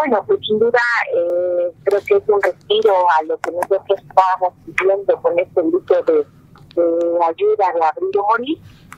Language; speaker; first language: Spanish; native; Spanish